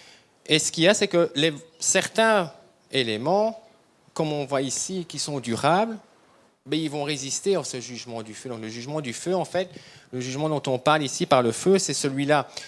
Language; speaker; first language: French; native; French